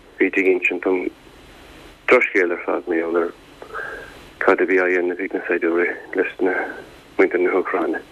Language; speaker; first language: Irish; native; Irish